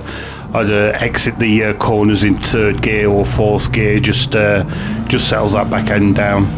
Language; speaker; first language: English; native; English